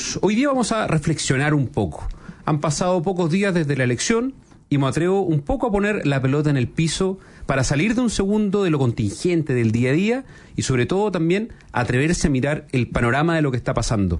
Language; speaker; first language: Spanish; native; Spanish